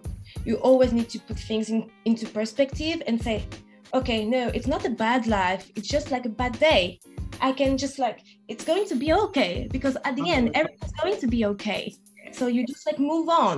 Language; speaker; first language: English; non-native, fluent; French